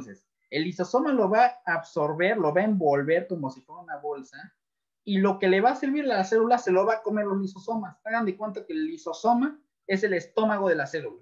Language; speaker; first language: Spanish; native; Spanish